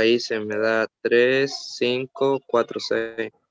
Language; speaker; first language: Spanish; native; Spanish